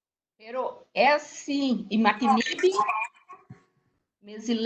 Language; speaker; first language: Spanish; non-native, learner; Portuguese